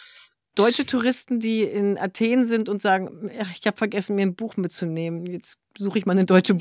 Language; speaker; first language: German; native; German